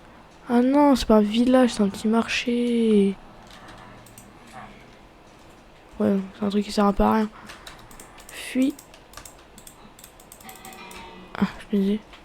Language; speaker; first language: French; native; French